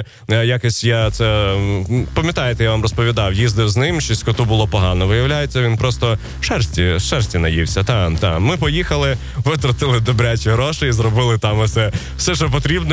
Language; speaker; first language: Ukrainian; native; Ukrainian